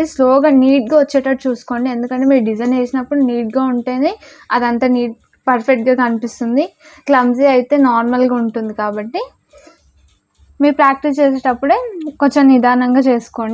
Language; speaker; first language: Telugu; native; Telugu